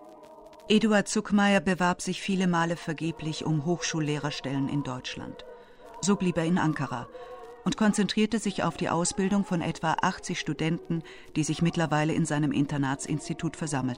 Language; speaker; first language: German; native; German